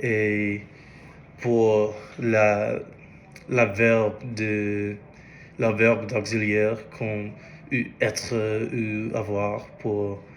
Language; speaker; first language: French; non-native, learner; English